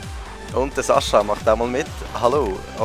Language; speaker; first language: German; native; German